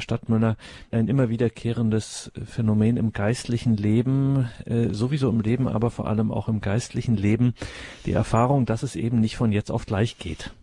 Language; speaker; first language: German; native; German